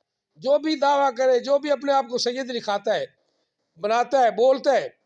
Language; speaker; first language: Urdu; non-native, local second language; Punjabi